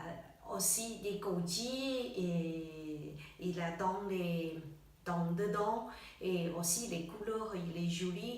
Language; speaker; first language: French; non-native, learner; Chinese